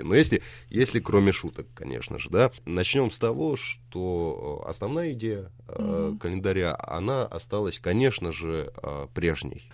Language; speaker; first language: Russian; native; Russian